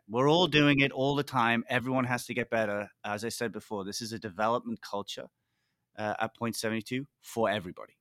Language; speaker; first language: English; native; English